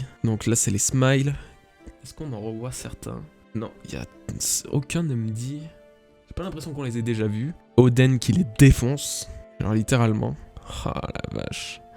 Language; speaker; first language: French; native; French